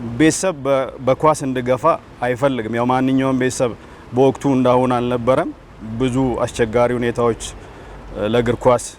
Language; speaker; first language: Amharic; non-native, local second language; Sidamo